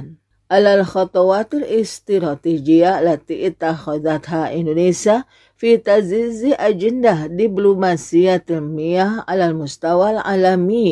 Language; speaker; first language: Arabic; non-native, fluent; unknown